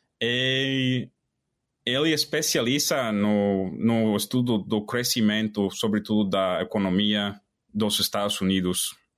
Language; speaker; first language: Portuguese; non-native, fluent; English